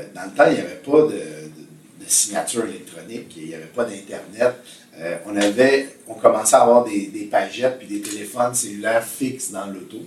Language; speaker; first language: French; native; French